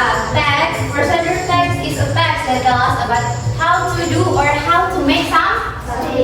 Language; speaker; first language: English; non-native, learner; Indonesian